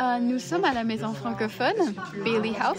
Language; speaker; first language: French; non-native, learner; English